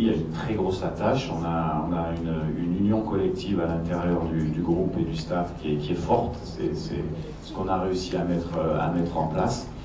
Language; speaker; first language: French; native; French